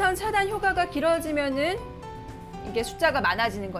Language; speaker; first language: Korean; native; Korean